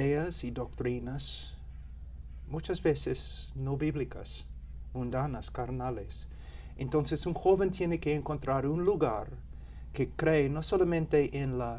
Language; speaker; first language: Spanish; non-native, fluent; English